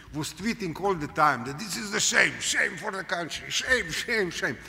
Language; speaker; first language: English; non-native, fluent; Slovenian